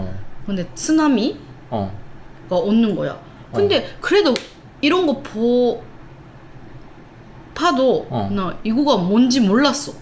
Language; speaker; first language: Korean; non-native, learner; Japanese